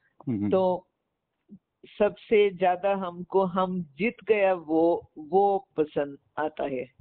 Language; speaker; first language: Hindi; non-native, local second language; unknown